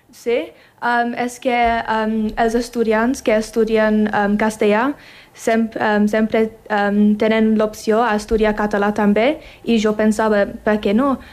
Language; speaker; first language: Catalan; non-native, learner; English